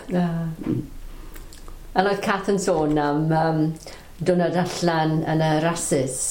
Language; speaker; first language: Welsh; non-native, local second language; English